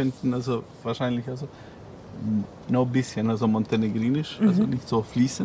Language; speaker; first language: German; non-native, fluent; Serbian